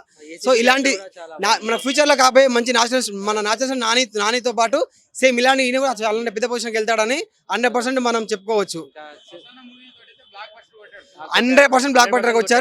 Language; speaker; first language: Telugu; native; Telugu